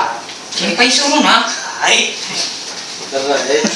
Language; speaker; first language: Japanese; non-native, learner; Filipino